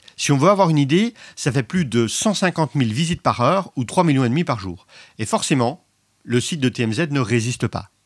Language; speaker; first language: French; native; French